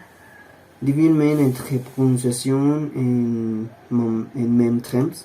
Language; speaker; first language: French; non-native, learner; Spanish